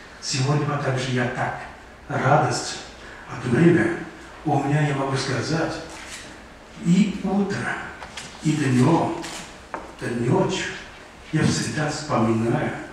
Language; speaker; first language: Russian; non-native, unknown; Uyghur